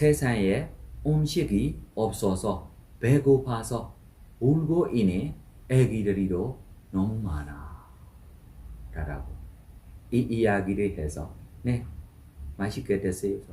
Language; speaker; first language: Korean; non-native, learner; Burmese